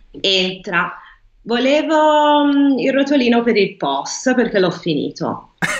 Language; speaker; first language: Italian; native; Italian